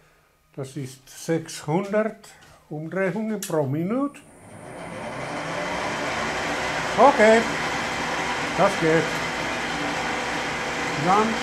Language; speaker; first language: German; non-native, learner; Finnish